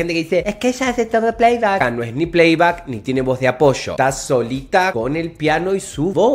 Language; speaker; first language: Spanish; native; Spanish